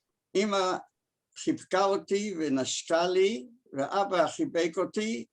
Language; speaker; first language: Hebrew; early bilingual, other home language; German